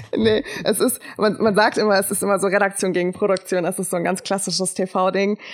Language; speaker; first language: German; early bilingual, other home language; Turkish